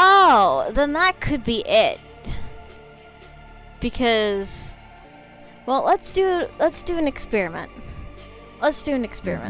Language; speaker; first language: English; native; English